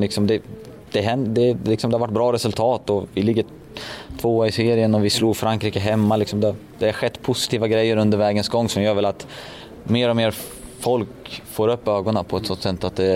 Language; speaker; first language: Swedish; native; Swedish